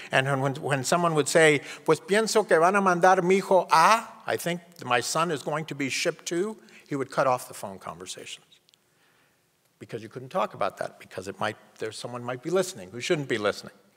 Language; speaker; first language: English; native; English